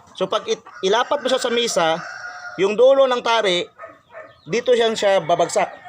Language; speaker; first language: Filipino; non-native, local second language; Cebuano